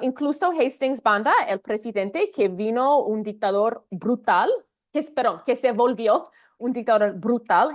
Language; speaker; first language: Spanish; non-native, fluent; English